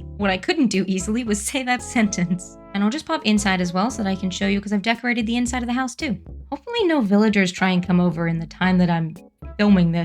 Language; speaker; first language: English; native; English